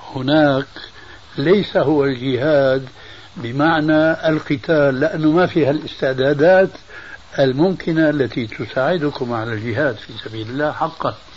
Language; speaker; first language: Arabic; early bilingual, other home language; Albanian